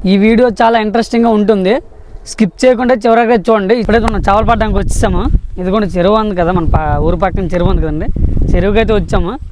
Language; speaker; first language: Telugu; non-native, local second language; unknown